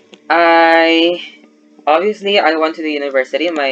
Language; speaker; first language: English; non-native, local second language; Filipino